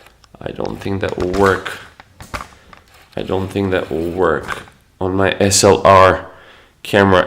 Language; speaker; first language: English; non-native, fluent; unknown